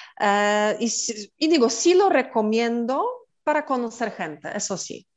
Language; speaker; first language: Spanish; non-native, fluent; Polish